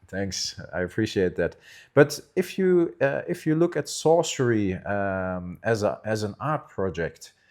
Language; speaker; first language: English; non-native, fluent; German